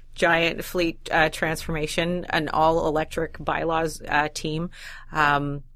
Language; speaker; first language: English; native; English